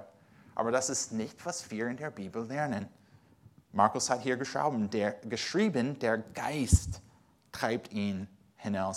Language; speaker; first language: German; non-native, fluent; English